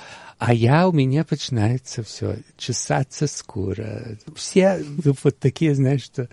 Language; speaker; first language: Belarusian; early bilingual, heritage; Belarusian